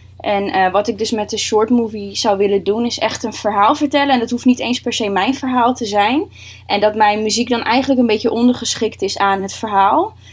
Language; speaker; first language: Dutch; early bilingual, other home language; Russian